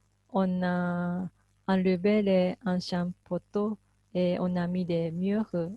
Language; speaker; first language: French; non-native, fluent; Japanese